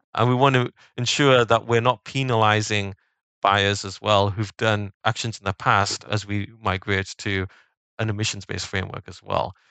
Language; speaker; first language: English; native; English